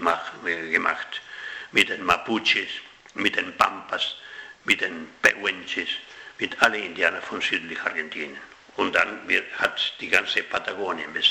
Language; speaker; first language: German; non-native, fluent; Spanish